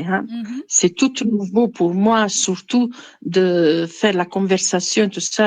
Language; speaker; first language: French; non-native, fluent; Italian